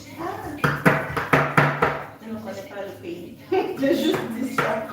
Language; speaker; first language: French; non-native, learner; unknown